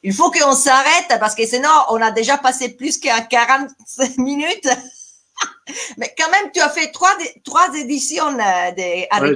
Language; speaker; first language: French; non-native, fluent; Italian